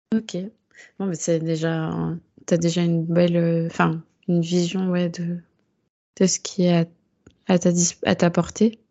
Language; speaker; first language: French; native; French